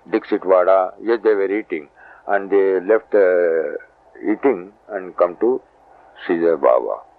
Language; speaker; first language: English; non-native, local second language; Marathi